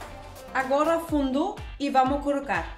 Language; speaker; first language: Portuguese; non-native, learner; Danish